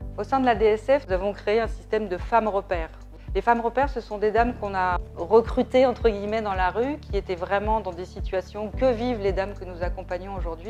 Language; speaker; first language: French; native; French